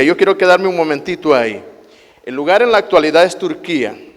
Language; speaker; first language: Spanish; native; Spanish